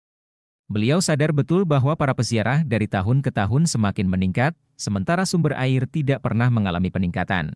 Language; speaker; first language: Indonesian; native; Indonesian